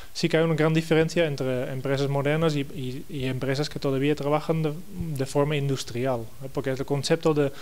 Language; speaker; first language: Spanish; non-native, fluent; Dutch